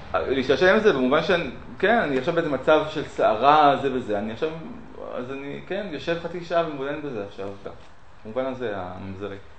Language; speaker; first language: Hebrew; native; Hebrew